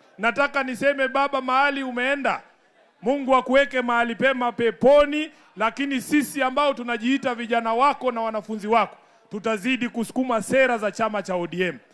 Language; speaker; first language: Swahili; non-native, local second language; Luyia